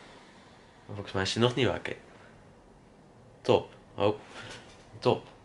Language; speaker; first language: Dutch; native; Dutch